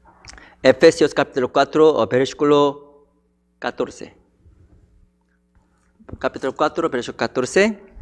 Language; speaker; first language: Spanish; non-native, fluent; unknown